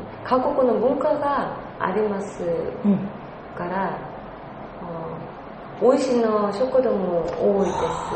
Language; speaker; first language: Japanese; non-native, learner; Korean